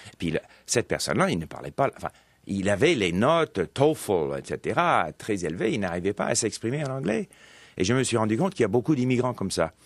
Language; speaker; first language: French; non-native, local second language; English